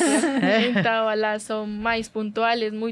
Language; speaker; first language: Portuguese; non-native, learner; Spanish